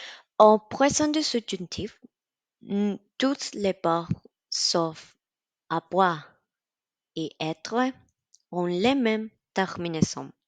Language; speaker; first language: French; non-native, learner; Spanish